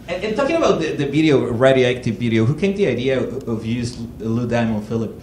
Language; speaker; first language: English; non-native, fluent; Spanish